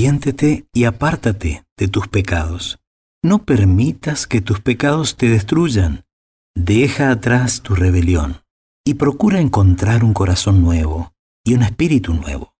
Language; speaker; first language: Spanish; native; Spanish